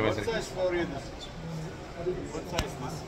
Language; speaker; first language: English; non-native, learner; Arabic